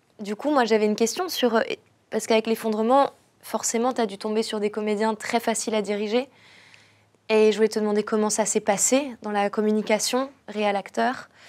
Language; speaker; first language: French; native; French